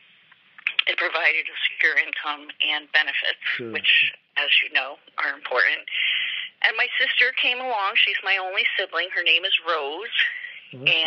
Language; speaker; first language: English; native; English